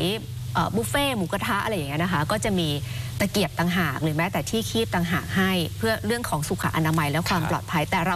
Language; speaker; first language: Thai; native; Thai